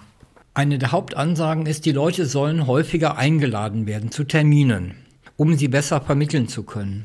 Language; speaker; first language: German; native; German